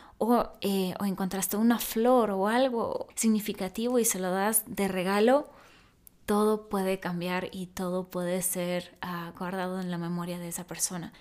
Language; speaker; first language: Spanish; early bilingual, other home language; Russian